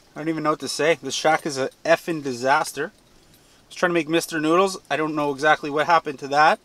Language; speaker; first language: English; native; English